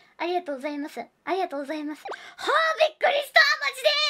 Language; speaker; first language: Japanese; native; Japanese